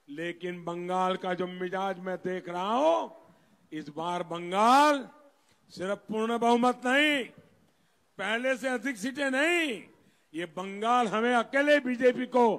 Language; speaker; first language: Hindi; non-native, local second language; Gujarati